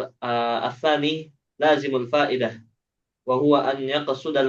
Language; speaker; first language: Arabic; non-native, learner; Indonesian